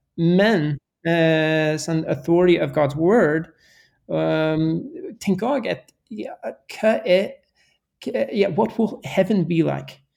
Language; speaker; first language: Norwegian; non-native, learner; English